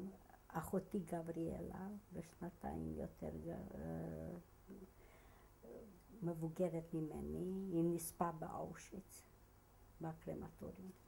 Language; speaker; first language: Hebrew; non-native, fluent; Hungarian